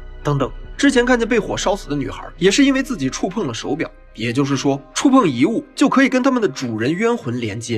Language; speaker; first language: Chinese; native; Chinese